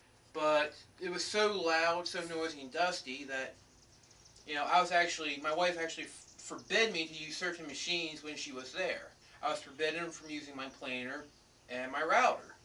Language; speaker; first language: English; native; English